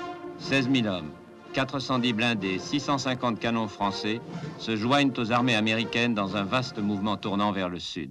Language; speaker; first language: French; native; French